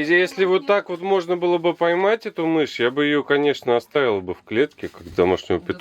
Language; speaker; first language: Russian; native; Russian